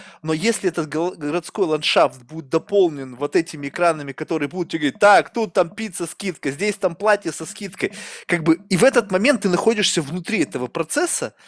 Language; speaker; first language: Russian; native; Russian